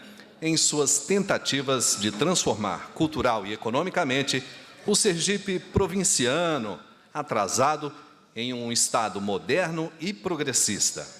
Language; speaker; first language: Portuguese; native; Portuguese